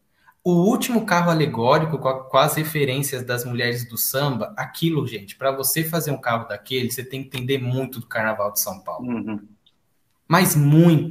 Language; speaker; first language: Portuguese; native; Portuguese